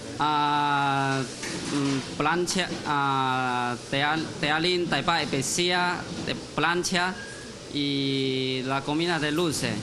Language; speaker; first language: Spanish; non-native, learner; Chinese